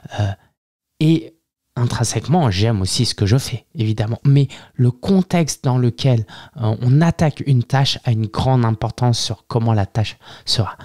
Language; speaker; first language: French; early bilingual, other home language; Chinese